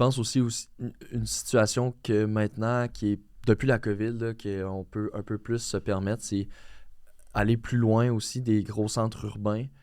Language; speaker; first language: French; native; French